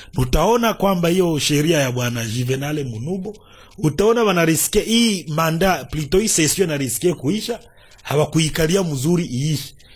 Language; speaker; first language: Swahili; native; Swahili